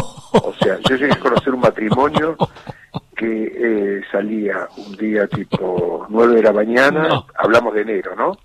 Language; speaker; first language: Spanish; native; Spanish